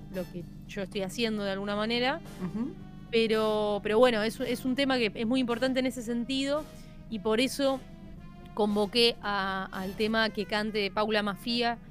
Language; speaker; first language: Spanish; native; Spanish